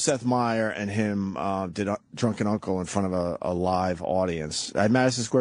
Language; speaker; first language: English; native; English